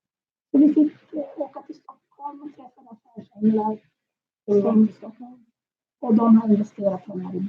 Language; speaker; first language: Swedish; native; Swedish